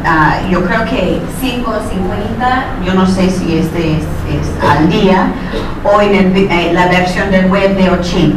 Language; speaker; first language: Spanish; non-native, fluent; English